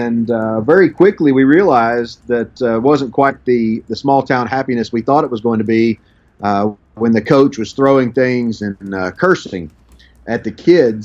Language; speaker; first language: English; native; English